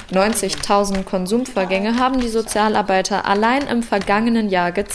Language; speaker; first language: German; native; German